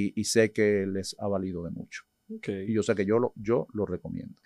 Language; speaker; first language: Spanish; native; Spanish